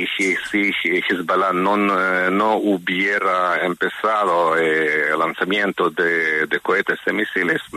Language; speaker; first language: Spanish; non-native, fluent; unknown